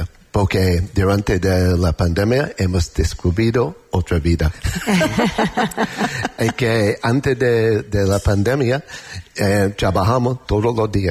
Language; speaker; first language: Spanish; non-native, learner; English